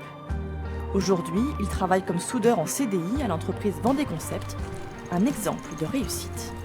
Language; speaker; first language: French; native; French